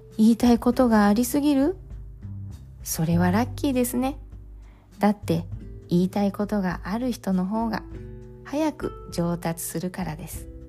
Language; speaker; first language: Japanese; native; Japanese